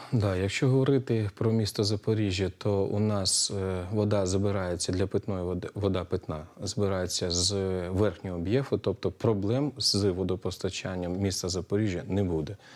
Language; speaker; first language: Ukrainian; native; Ukrainian